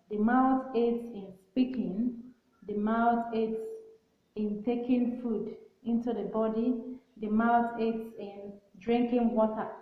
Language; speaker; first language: English; non-native, local second language; Igbo